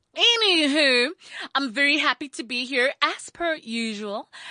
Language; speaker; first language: English; non-native, local second language; Tswana